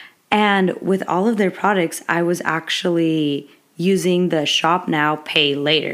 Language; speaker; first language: English; early bilingual, other home language; Spanish